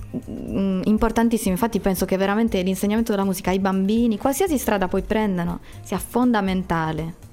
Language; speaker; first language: Italian; native; Italian